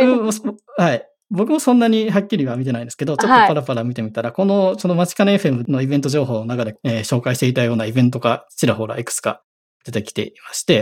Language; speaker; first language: Japanese; native; Japanese